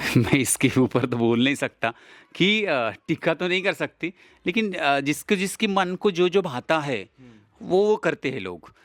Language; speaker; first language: Hindi; non-native, local second language; Marathi